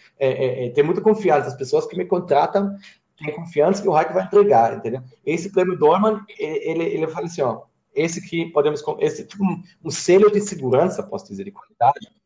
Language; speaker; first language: Portuguese; non-native, fluent; German